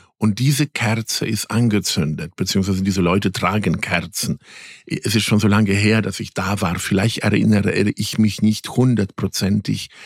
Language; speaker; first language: German; early bilingual, other home language; Polish